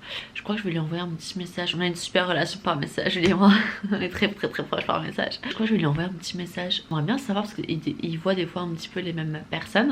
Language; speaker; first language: French; native; French